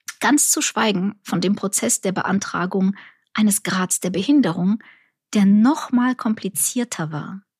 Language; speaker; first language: German; early bilingual, other home language; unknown